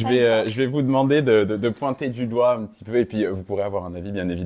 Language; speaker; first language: French; native; French